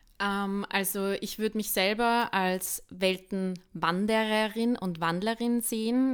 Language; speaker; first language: German; early bilingual, other home language; Bosnian